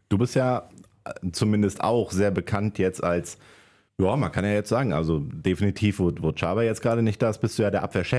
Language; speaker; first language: German; native; German